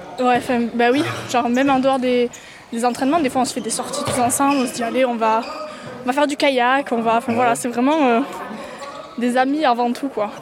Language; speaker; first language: French; native; French